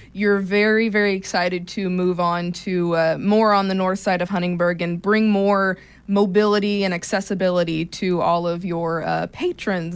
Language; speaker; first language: English; native; English